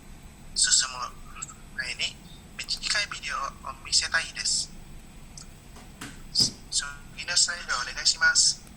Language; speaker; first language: Japanese; non-native, learner; Indonesian